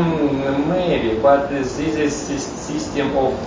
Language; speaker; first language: English; non-native, learner; Russian